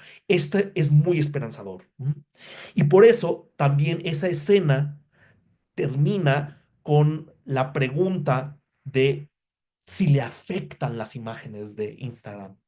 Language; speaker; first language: Spanish; native; Spanish